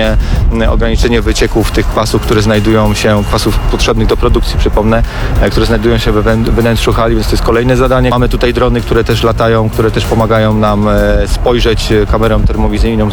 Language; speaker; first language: Polish; native; Polish